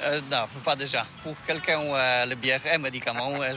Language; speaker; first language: French; non-native, fluent; Polish